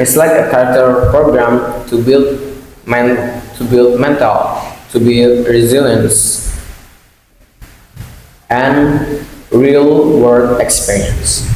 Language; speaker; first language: English; non-native, learner; Indonesian